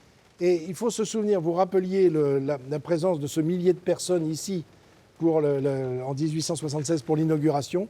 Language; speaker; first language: French; native; French